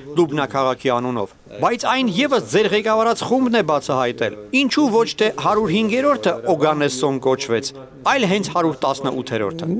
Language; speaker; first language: Armenian; native; Armenian